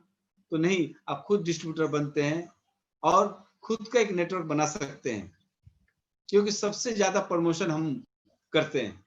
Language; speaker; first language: Hindi; native; Hindi